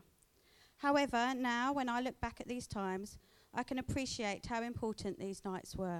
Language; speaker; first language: English; native; English